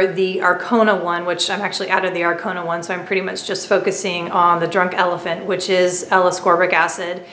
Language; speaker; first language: English; native; English